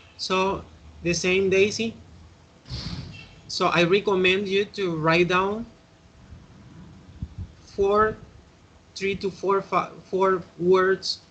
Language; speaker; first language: English; non-native, fluent; Spanish